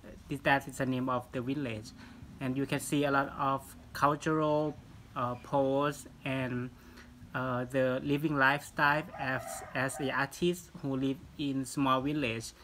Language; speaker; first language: English; non-native, fluent; Thai